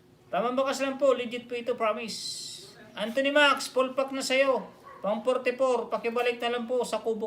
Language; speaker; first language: Filipino; non-native, local second language; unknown